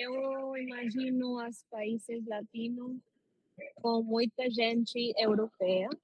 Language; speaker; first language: Portuguese; non-native, learner; Spanish